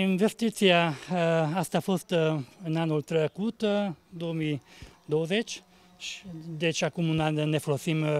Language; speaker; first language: Romanian; non-native, local second language; Hungarian